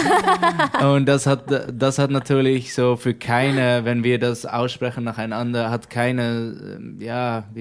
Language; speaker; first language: German; non-native, learner; Dutch